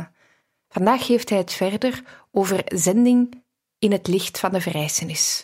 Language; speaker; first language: Dutch; native; Dutch